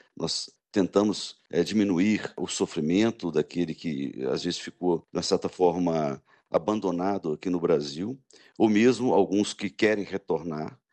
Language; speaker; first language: Portuguese; native; Portuguese